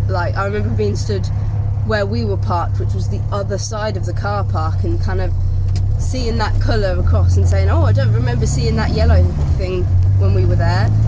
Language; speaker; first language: English; native; English